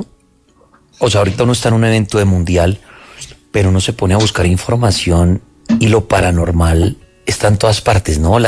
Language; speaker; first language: Spanish; native; Spanish